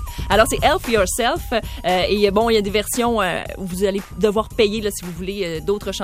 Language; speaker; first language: French; native; French